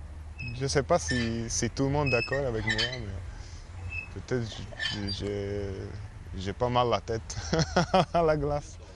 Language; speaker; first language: French; non-native, learner; Slovak